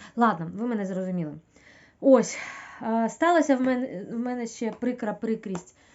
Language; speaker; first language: Ukrainian; non-native, local second language; Russian